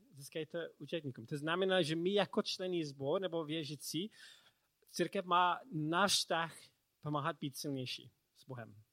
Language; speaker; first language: Czech; non-native, learner; English